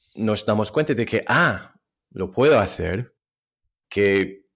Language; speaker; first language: Spanish; non-native, fluent; English